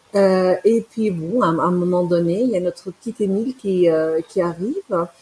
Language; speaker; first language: French; non-native, fluent; Spanish